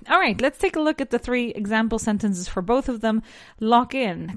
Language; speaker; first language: English; non-native, fluent; Spanish